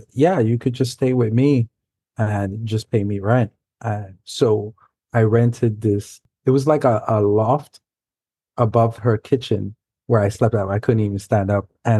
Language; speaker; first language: English; early bilingual, other home language; Spanish